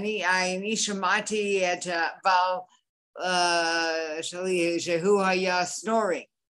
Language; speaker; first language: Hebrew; non-native, learner; English